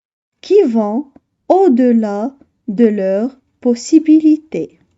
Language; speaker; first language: French; non-native, local second language; Arabic